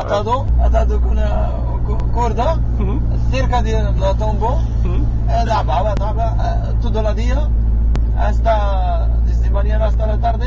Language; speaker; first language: Spanish; non-native, learner; Arabic